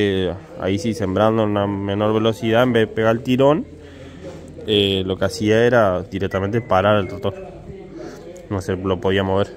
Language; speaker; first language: Spanish; native; Spanish